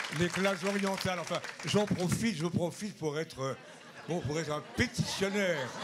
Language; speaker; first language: French; native; French